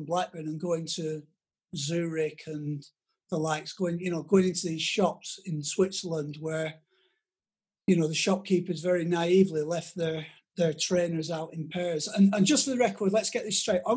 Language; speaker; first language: English; native; English